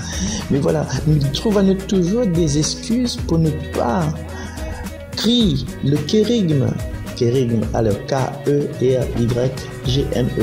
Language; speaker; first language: French; non-native, learner; Réunion Creole French